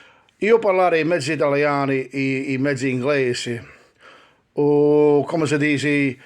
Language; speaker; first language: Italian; early bilingual, heritage; English